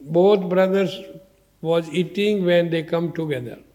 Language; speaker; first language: English; non-native, learner; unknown